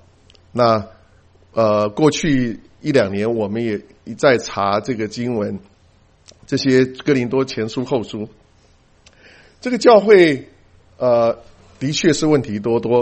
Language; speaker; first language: Chinese; native; Chinese